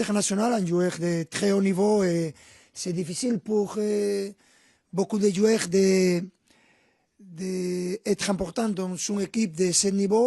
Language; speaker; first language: French; non-native, fluent; Spanish